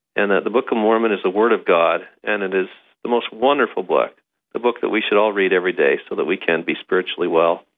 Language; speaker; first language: English; native; English